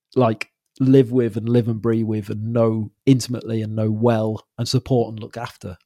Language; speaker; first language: English; native; English